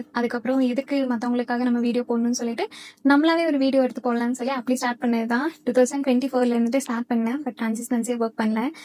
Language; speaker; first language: Tamil; non-native, local second language; Malayalam